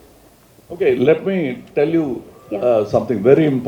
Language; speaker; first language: Tamil; native; Tamil